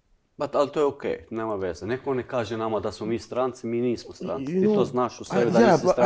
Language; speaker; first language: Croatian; non-native, learner; Albanian